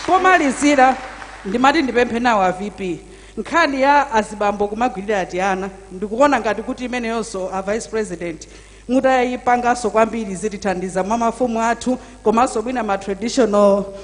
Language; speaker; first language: Nyanja; native; Nyanja